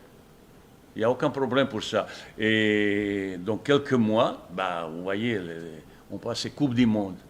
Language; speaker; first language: French; non-native, fluent; Bosnian